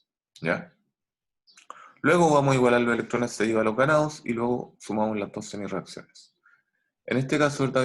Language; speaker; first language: Spanish; native; Spanish